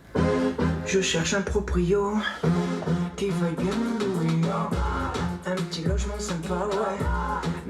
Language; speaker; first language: French; native; French